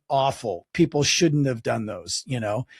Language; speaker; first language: English; native; English